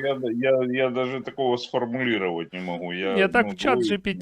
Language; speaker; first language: Ukrainian; non-native, local second language; Russian